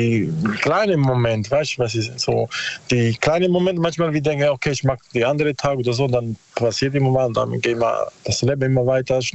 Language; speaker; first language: German; non-native, learner; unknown